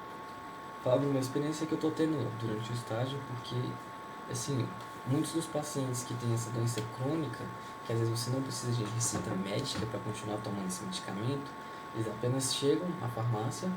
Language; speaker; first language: Portuguese; native; Portuguese